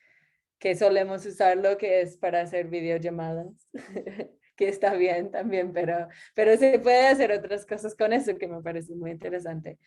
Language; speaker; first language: Spanish; non-native, fluent; English